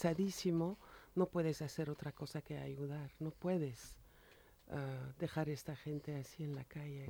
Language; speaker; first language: Spanish; non-native, fluent; French